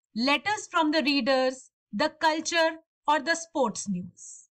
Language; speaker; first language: English; non-native, local second language; Hindi